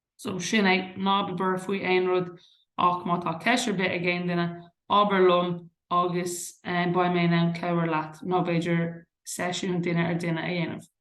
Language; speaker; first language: Irish; non-native, local second language; English